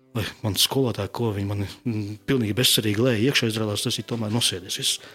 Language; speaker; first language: Latvian; native; Latvian